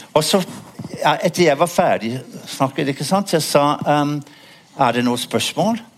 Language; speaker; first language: Norwegian; non-native, fluent; English